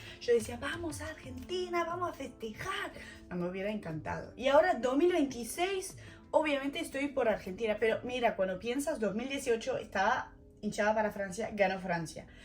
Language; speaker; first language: Spanish; non-native, fluent; French